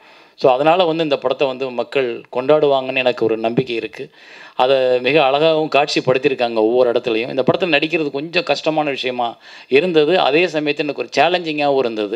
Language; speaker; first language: Tamil; native; Tamil